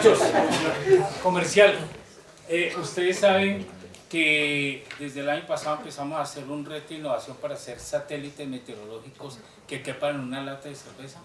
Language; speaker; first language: Spanish; native; Spanish